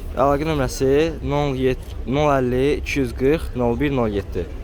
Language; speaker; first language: Azerbaijani; native; Azerbaijani